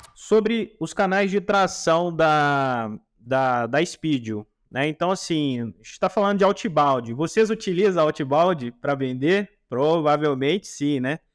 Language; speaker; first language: Portuguese; native; Portuguese